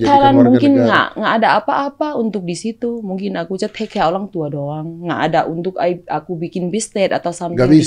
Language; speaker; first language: Indonesian; non-native, fluent; Thai